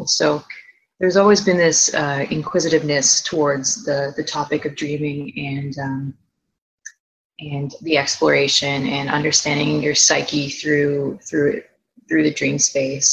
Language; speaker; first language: English; native; English